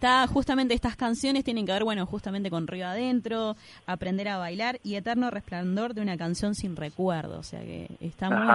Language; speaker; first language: Spanish; native; Spanish